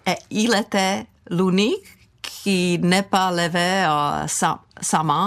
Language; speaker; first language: French; non-native, fluent; Czech